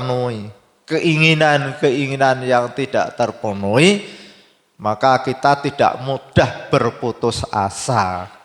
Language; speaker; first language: Indonesian; native; Indonesian